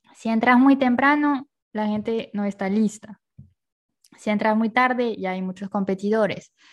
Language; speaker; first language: Spanish; non-native, fluent; French